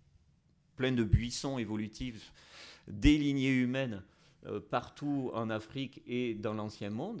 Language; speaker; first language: French; native; French